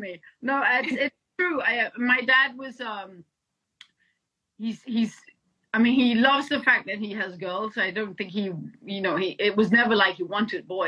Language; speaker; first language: English; non-native, fluent; Danish